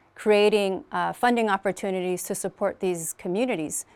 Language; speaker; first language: English; native; English